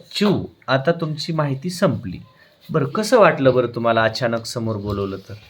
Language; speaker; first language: Marathi; native; Marathi